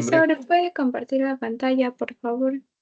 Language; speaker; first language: Spanish; native; Spanish